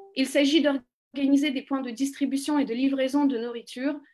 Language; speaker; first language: French; non-native, fluent; Ukrainian